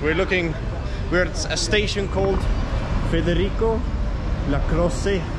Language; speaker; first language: English; non-native, fluent; Danish